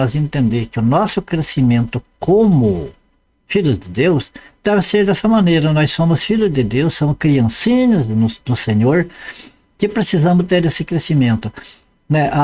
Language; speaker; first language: Portuguese; native; Portuguese